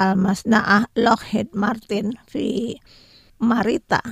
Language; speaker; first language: Arabic; non-native, fluent; Indonesian